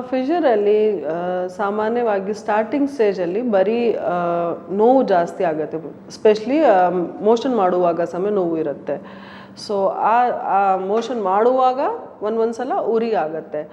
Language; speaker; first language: Kannada; non-native, learner; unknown